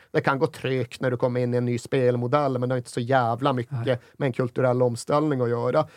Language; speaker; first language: Swedish; native; Swedish